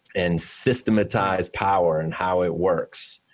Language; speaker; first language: English; native; English